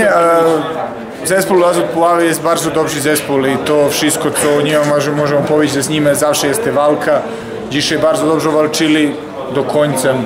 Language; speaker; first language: Polish; non-native, learner; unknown